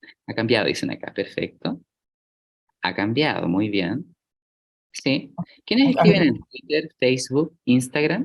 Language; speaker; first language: Spanish; native; Spanish